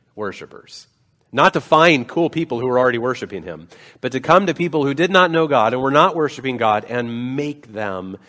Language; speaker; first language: English; native; English